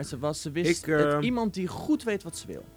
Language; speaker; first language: Dutch; native; Dutch